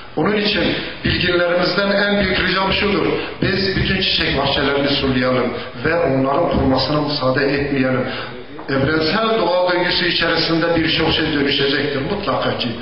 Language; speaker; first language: Turkish; non-native, local second language; Zaza